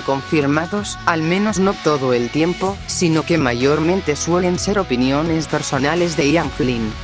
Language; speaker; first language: Spanish; native; Spanish